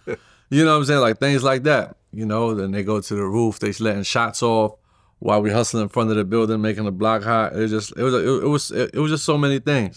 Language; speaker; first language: English; native; English